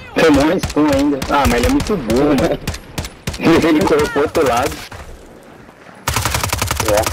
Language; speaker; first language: Portuguese; native; Portuguese